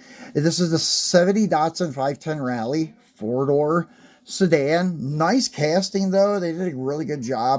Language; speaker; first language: English; native; English